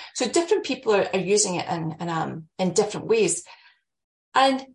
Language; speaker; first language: English; native; English